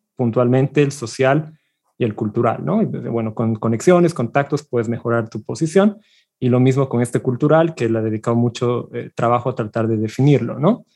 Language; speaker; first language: Spanish; native; Spanish